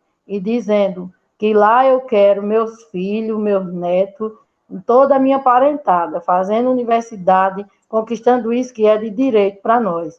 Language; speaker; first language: Portuguese; native; Portuguese